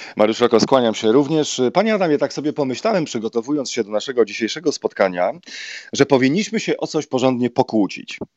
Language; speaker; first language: Polish; native; Polish